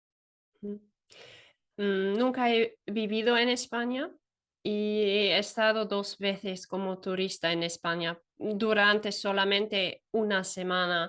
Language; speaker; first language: Spanish; non-native, fluent; German